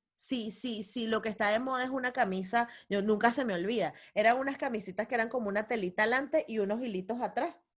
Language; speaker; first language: Spanish; native; Spanish